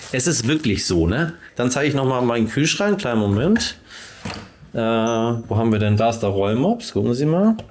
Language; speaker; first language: German; native; German